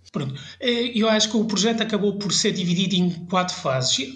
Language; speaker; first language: Portuguese; early bilingual, other home language; French